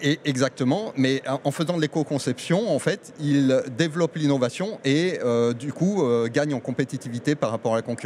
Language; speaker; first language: French; native; French